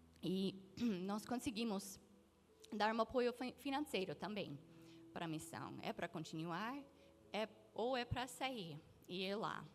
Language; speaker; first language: Portuguese; non-native, fluent; English